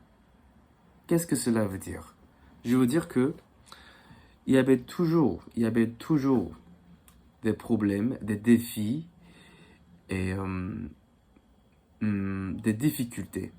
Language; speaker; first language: French; non-native, fluent; Korean